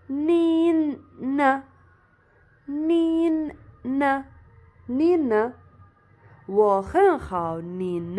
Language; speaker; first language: Chinese; non-native, fluent; Arabic